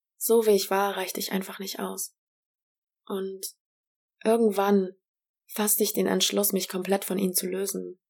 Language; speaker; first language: German; early bilingual, other home language; Polish